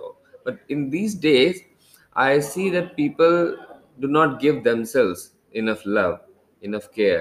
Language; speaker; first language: English; non-native, local second language; Hindi